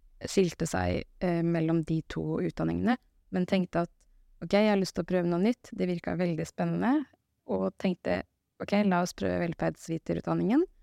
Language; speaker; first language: Norwegian; native; Norwegian